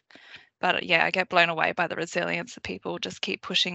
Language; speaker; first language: English; native; English